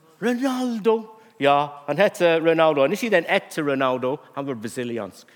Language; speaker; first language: Norwegian; non-native, fluent; English